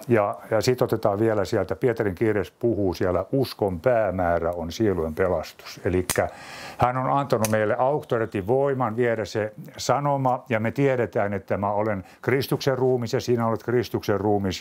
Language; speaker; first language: Finnish; native; Finnish